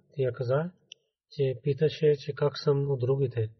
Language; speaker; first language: Bulgarian; non-native, learner; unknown